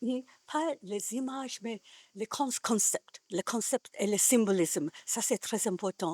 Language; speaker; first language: French; non-native, learner; Japanese